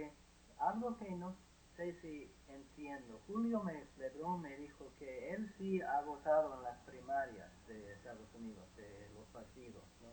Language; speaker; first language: Spanish; non-native, fluent; English